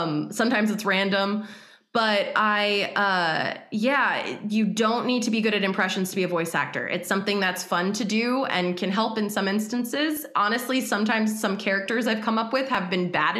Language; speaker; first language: English; native; English